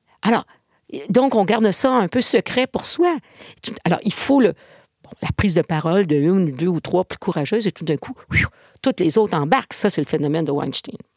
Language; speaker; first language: French; native; French